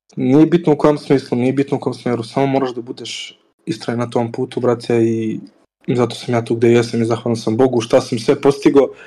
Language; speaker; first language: Serbian; native; Serbian